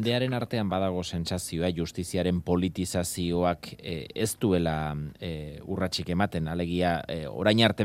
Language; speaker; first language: Basque; native; Basque